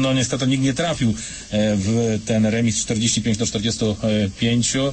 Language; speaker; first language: Polish; native; Polish